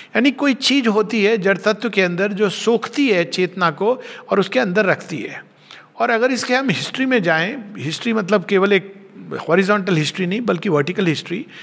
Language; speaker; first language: Hindi; native; Hindi